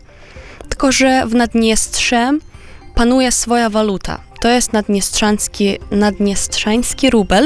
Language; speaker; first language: Polish; non-native, fluent; Romanian